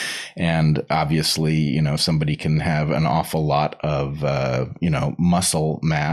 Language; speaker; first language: English; native; English